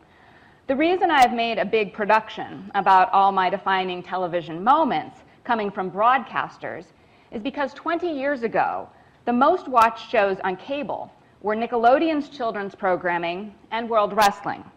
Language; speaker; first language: English; native; English